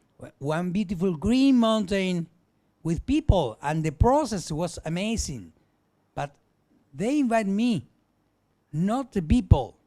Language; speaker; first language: English; non-native, learner; Spanish